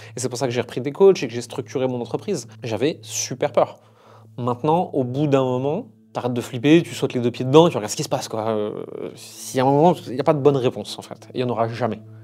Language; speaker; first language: French; native; French